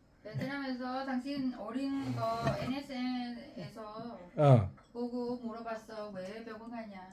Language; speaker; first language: Korean; non-native, learner; Vietnamese